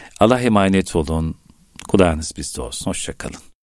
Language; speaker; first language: Turkish; native; Turkish